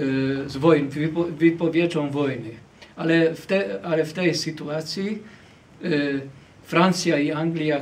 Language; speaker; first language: Polish; non-native, fluent; Hungarian